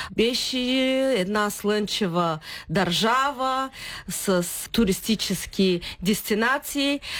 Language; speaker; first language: Bulgarian; early bilingual, heritage; Bulgarian